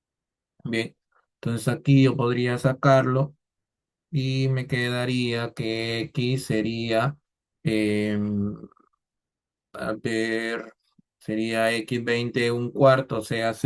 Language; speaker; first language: Spanish; native; Spanish